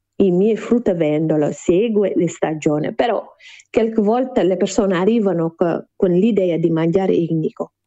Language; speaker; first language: Italian; non-native, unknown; Wolof